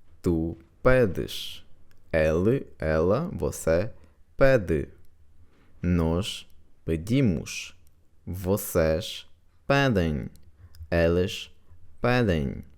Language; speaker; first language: Portuguese; non-native, fluent; Ukrainian